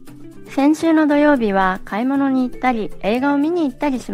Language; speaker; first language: Japanese; non-native, fluent; Indonesian